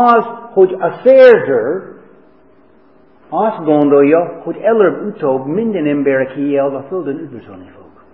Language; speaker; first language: Hungarian; non-native, fluent; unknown